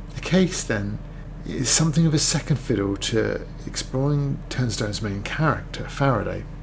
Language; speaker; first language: English; native; English